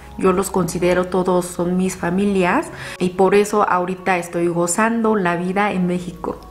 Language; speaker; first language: Spanish; non-native, fluent; Korean